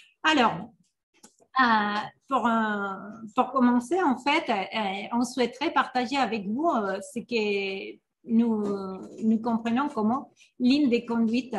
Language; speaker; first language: French; non-native, fluent; Spanish